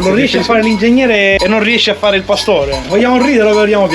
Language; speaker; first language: Italian; native; Italian